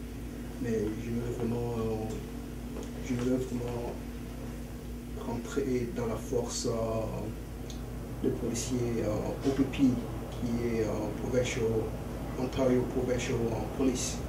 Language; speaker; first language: French; early bilingual, other home language; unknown